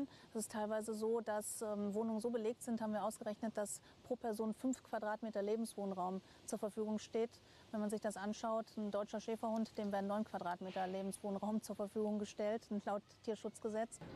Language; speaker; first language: German; native; German